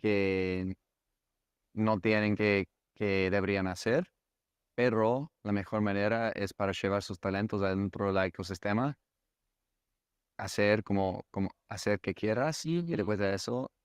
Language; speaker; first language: Spanish; non-native, fluent; English